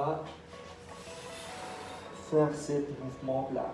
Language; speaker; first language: French; non-native, fluent; Spanish